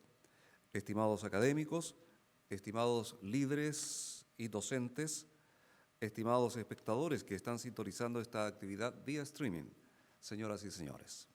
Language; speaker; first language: Spanish; native; Spanish